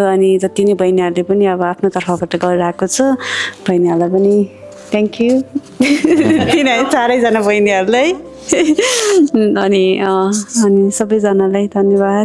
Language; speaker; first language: Nepali; non-native, local second language; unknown